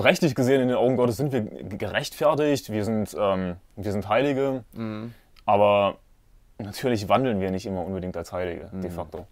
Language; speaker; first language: German; native; German